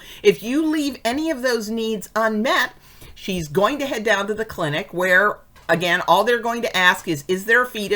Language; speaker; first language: English; native; English